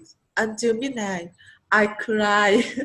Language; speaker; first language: English; non-native, learner; Vietnamese